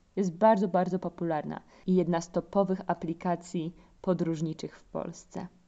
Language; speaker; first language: Polish; native; Polish